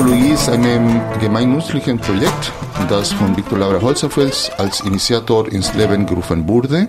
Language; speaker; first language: German; non-native, fluent; Spanish